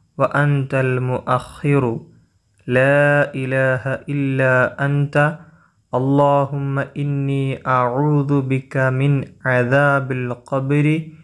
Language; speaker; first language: Arabic; non-native, fluent; Malayalam